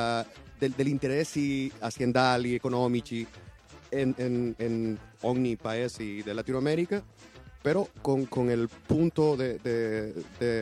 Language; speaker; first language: Italian; non-native, learner; Spanish